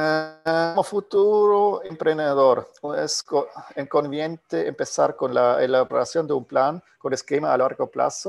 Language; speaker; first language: Spanish; non-native, fluent; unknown